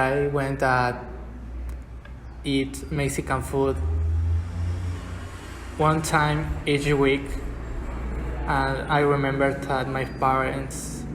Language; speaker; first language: English; non-native, learner; Spanish